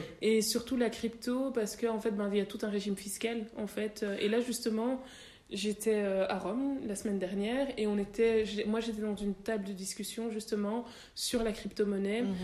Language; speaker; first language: French; native; French